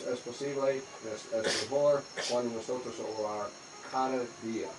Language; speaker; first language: Spanish; non-native, learner; English